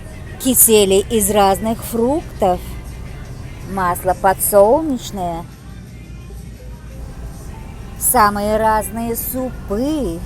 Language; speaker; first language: Russian; non-native, local second language; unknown